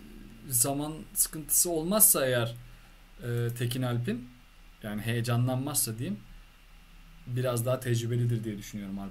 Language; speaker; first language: Turkish; native; Turkish